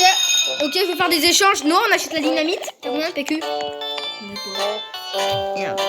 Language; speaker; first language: French; native; French